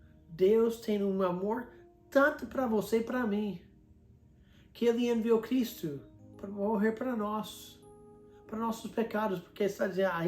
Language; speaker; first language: Portuguese; non-native, fluent; English